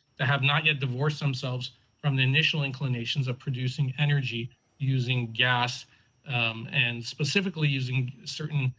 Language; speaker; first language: English; native; English